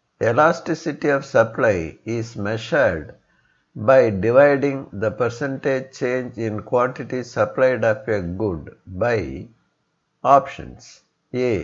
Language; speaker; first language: English; non-native, local second language; Tamil